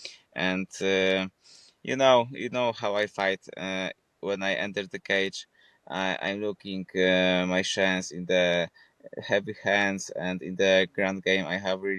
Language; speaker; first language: English; non-native, fluent; Polish